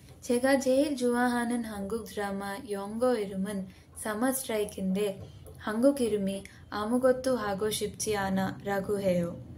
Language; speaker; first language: Korean; non-native, learner; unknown